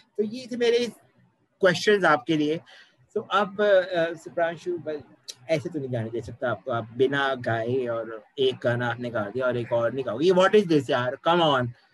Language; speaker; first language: Hindi; native; Hindi